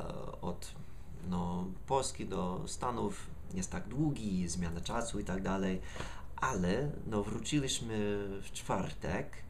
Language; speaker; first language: Polish; non-native, learner; English